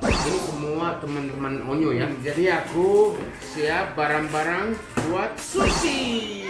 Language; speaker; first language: Indonesian; non-native, fluent; Japanese